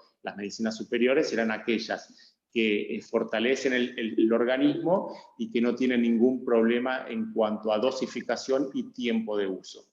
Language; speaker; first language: Spanish; native; Spanish